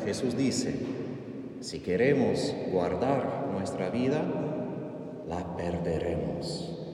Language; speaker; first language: Spanish; non-native, fluent; English